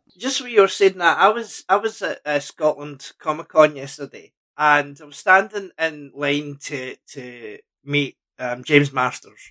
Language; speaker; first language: English; native; English